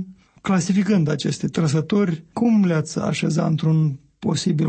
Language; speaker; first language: Romanian; native; Romanian